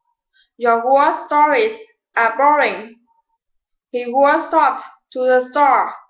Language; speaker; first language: English; non-native, learner; Vietnamese